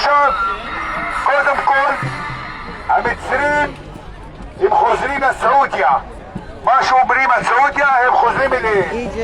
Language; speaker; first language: Hebrew; non-native, local second language; Arabic